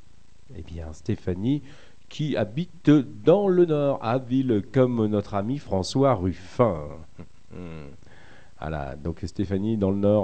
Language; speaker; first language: French; native; French